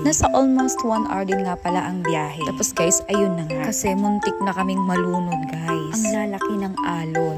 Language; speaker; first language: Filipino; non-native, local second language; Surigaonon